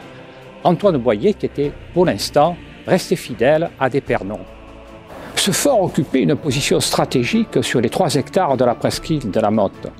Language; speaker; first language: French; native; French